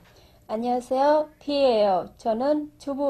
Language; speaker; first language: Korean; non-native, learner; Vietnamese